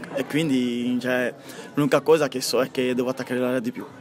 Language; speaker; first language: Italian; non-native, fluent; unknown